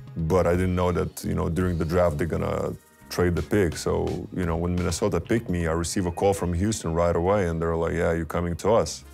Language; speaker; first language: English; non-native, fluent; Lithuanian